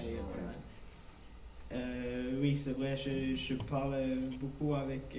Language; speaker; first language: French; non-native, learner; Norwegian